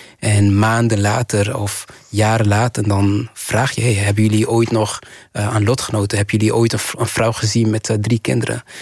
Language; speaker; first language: Dutch; early bilingual, other home language; Kinyarwanda